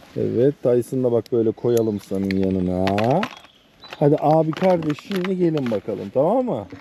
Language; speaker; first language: Turkish; native; Turkish